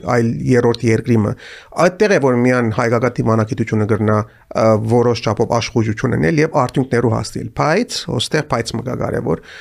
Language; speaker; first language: Armenian; early bilingual, heritage; Armenian